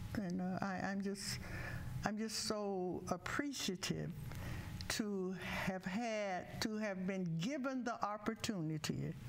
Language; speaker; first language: English; native; English